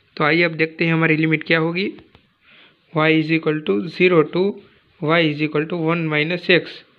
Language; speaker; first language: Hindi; non-native, local second language; Gujarati